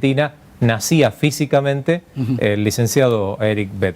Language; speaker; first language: Spanish; native; Spanish